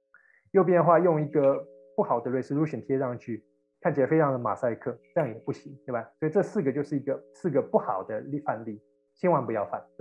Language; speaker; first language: Chinese; native; Chinese